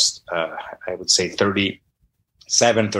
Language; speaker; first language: English; non-native, fluent; Italian